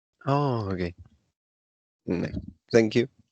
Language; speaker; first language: English; non-native, learner; Spanish